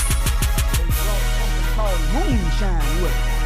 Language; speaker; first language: English; native; English